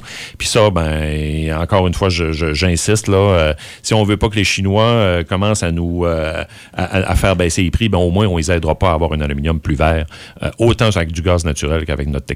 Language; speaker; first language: French; native; French